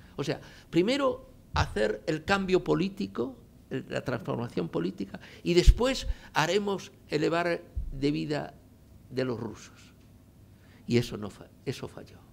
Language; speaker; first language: Spanish; native; Spanish